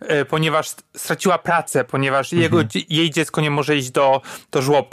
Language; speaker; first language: Polish; native; Polish